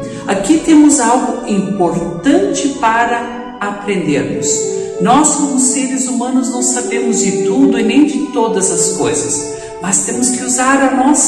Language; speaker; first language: Portuguese; native; Portuguese